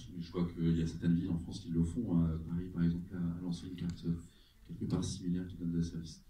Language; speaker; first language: French; native; French